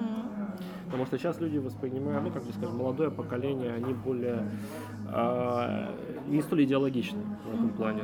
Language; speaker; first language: Russian; native; Russian